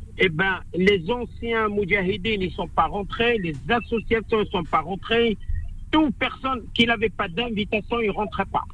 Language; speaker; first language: French; non-native, local second language; Arabic